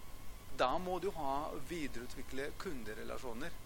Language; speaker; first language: Norwegian; non-native, fluent; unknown